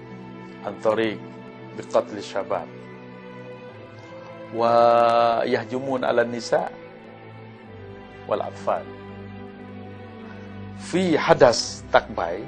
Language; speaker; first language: Arabic; non-native, learner; Malay